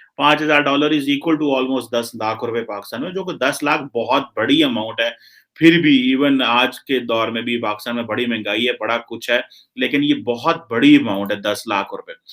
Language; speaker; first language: Urdu; non-native, local second language; Punjabi